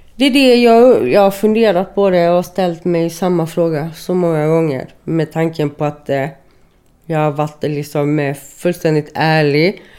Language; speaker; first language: Swedish; early bilingual, other home language; Spanish